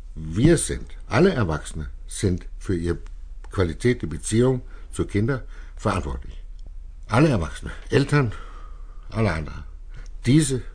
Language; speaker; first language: German; non-native, fluent; Danish